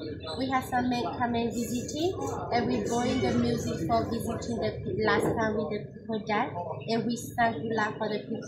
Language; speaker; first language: English; non-native, learner; Hmong